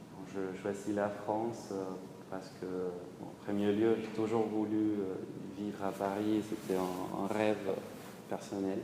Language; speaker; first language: French; non-native, fluent; Spanish